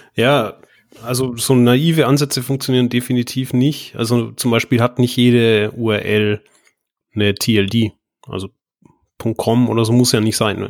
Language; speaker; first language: German; native; German